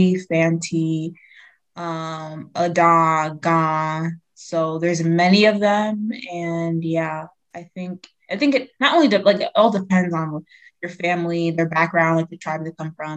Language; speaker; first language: English; native; English